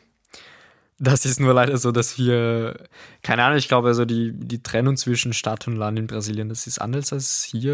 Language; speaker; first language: German; non-native, fluent; Portuguese